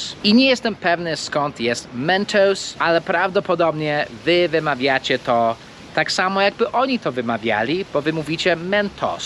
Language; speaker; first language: Polish; non-native, fluent; English